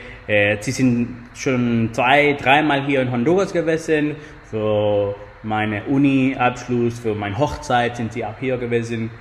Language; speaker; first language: German; non-native, fluent; Spanish